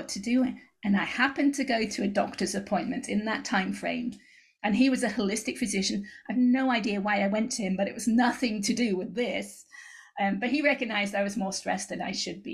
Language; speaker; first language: English; native; English